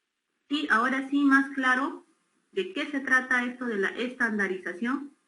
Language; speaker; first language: Spanish; native; Spanish